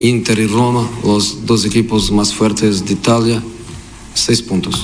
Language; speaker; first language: Spanish; non-native, fluent; Portuguese